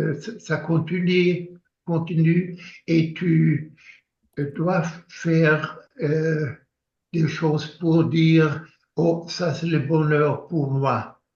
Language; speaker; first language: French; non-native, learner; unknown